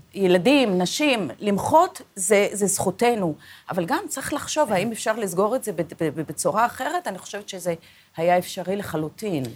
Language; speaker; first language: Hebrew; non-native, local second language; Arabic